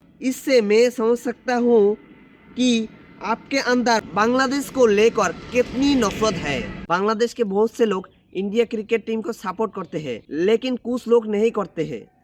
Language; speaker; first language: Hindi; non-native, learner; Bangla